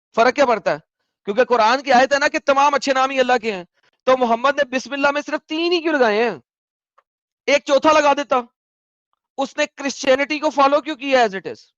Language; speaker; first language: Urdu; native; Urdu